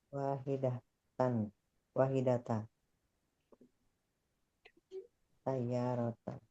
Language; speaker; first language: Arabic; non-native, learner; Indonesian